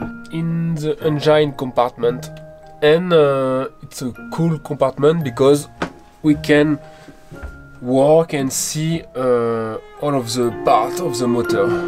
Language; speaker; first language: English; non-native, learner; French